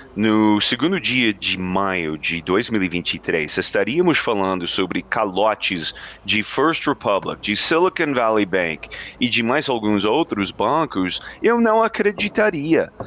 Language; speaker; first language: Portuguese; non-native, fluent; English